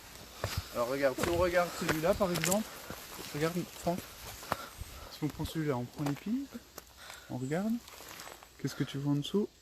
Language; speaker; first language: French; native; French